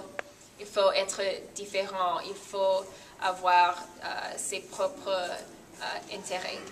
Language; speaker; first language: French; non-native, learner; English